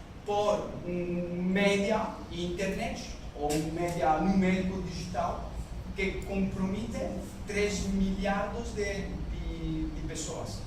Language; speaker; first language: Portuguese; non-native, learner; French